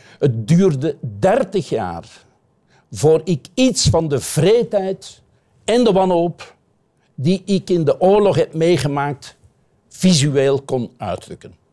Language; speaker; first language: Dutch; native; Dutch